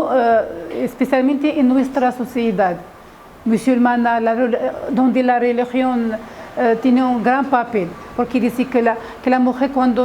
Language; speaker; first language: Spanish; non-native, fluent; Arabic